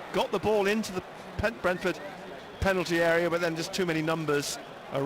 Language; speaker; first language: English; native; English